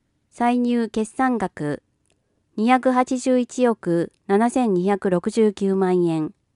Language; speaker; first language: Japanese; native; Japanese